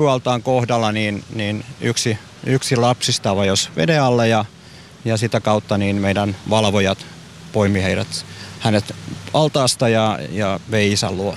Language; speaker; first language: Finnish; native; Finnish